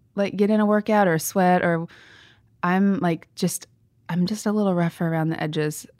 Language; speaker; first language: English; native; English